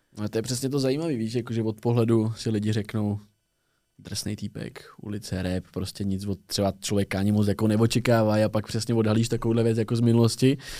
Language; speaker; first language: Czech; native; Czech